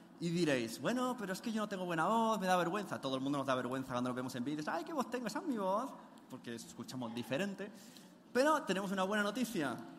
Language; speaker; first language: Spanish; native; Spanish